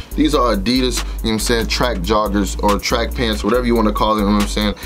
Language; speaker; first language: English; native; English